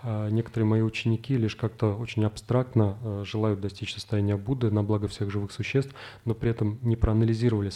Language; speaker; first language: Russian; native; Russian